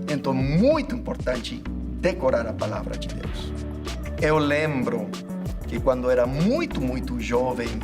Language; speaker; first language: Portuguese; non-native, fluent; English